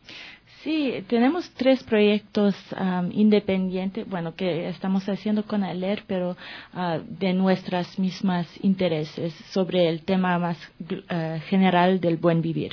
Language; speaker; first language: Spanish; non-native, fluent; French